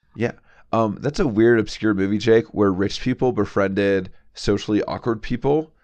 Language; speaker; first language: English; native; English